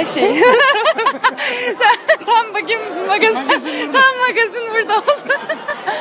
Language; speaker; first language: Turkish; native; Turkish